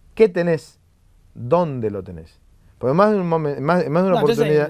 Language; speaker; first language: Spanish; native; Spanish